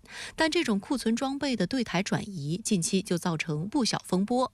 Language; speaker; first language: Chinese; native; Chinese